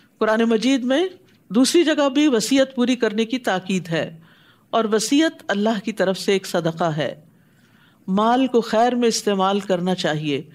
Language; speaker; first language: Urdu; native; Urdu